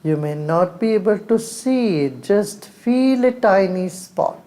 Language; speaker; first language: English; non-native, local second language; Hindi